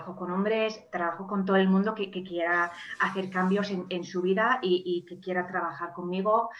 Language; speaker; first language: Spanish; non-native, fluent; English